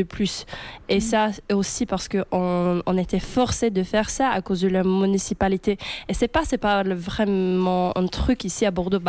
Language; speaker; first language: French; non-native, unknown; Swedish